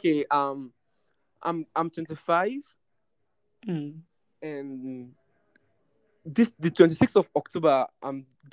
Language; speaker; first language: English; non-native, local second language; Krio